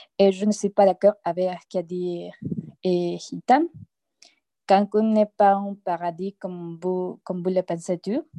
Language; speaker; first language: French; non-native, learner; Spanish